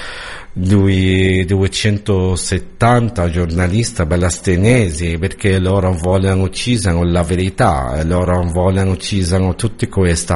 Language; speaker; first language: Italian; non-native, learner; Arabic